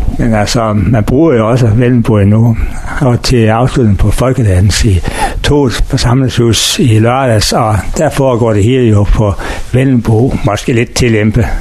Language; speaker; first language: Danish; native; Danish